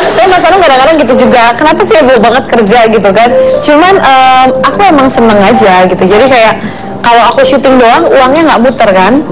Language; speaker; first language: Indonesian; native; Indonesian